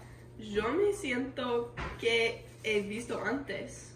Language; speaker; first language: Spanish; non-native, learner; English